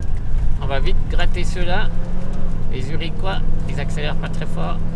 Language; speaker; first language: French; native; French